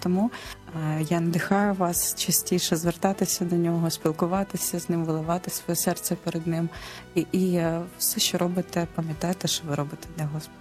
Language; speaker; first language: Ukrainian; non-native, local second language; Russian